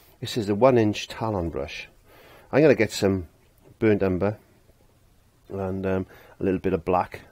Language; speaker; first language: English; native; English